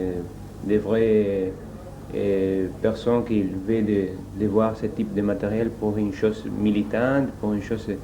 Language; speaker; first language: French; non-native, learner; Spanish